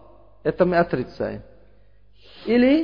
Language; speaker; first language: Russian; non-native, learner; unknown